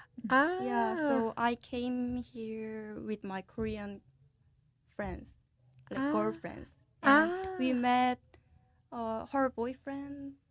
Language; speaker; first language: English; non-native, learner; Korean